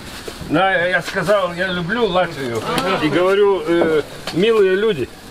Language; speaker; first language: Russian; non-native, fluent; Lithuanian